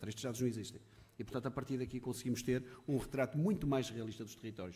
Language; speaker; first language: Portuguese; native; Portuguese